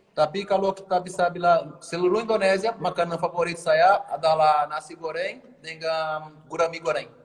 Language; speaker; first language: Indonesian; non-native, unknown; Portuguese